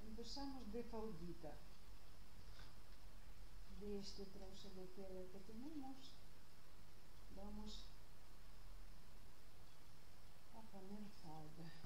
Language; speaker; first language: Spanish; non-native, learner; Russian